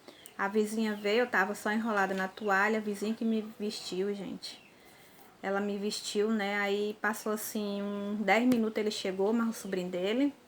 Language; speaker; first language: Portuguese; native; Portuguese